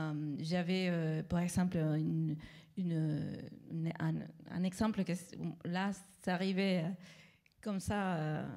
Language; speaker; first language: French; non-native, fluent; Spanish